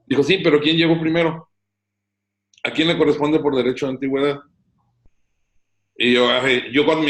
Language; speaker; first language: Spanish; native; Spanish